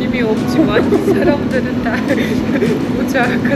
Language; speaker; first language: Korean; non-native, fluent; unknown